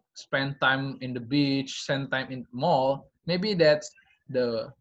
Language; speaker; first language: English; non-native, learner; Indonesian